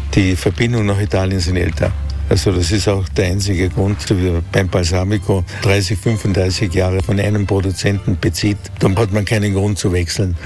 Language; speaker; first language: German; native; German